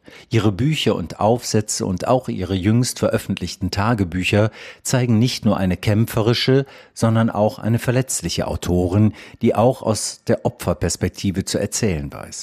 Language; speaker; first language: German; native; German